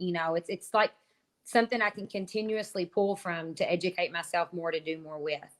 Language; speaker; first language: English; native; English